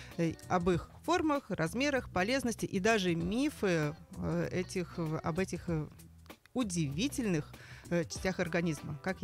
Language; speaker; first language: Russian; native; Russian